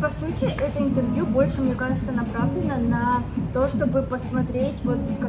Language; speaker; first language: Russian; native; Russian